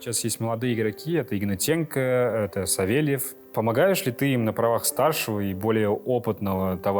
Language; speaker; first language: Russian; native; Russian